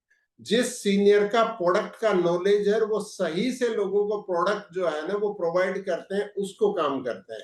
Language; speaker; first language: Hindi; native; Hindi